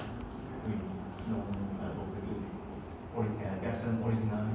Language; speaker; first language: French; non-native, learner; Korean